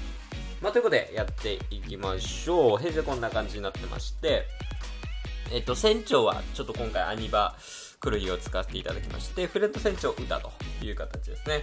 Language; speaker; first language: Japanese; native; Japanese